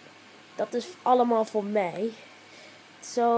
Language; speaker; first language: Dutch; early bilingual, heritage; Dutch